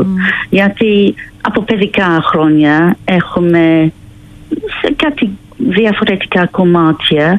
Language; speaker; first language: Greek; non-native, learner; English